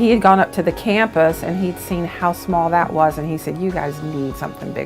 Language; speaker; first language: English; native; English